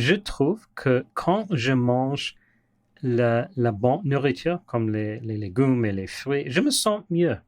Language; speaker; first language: French; non-native, learner; English